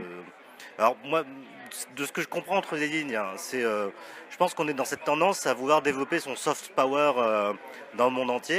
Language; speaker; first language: French; native; French